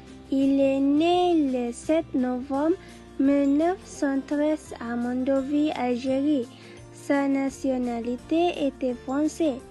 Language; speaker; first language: French; non-native, learner; Malay